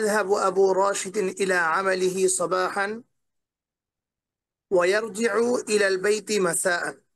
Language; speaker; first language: Arabic; non-native, learner; Bangla